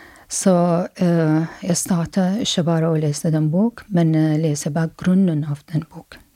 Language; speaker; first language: Norwegian; non-native, fluent; Arabic